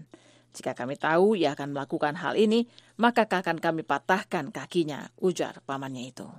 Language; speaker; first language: Indonesian; native; Indonesian